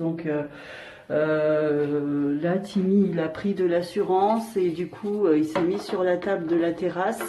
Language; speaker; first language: French; native; French